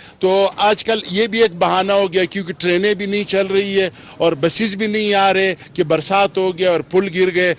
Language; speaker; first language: Urdu; non-native, local second language; Pashto